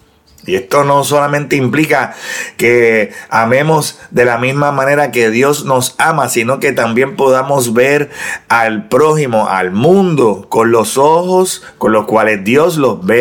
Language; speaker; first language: Spanish; native; Spanish